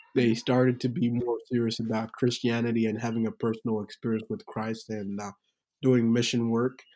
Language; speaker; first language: English; early bilingual, other home language; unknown